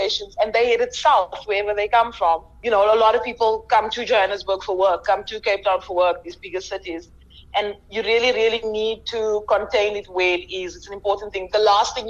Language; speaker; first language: English; native; English